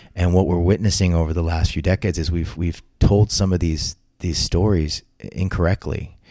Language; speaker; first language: English; native; English